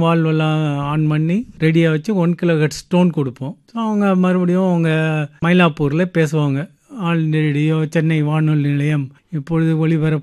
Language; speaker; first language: Tamil; native; Tamil